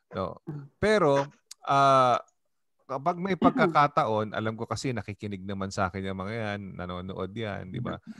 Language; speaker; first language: Filipino; native; Filipino